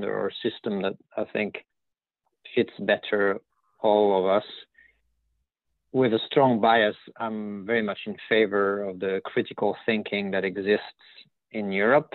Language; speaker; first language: English; non-native, fluent; French